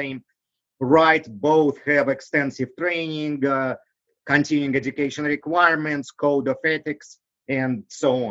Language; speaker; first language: English; non-native, fluent; Russian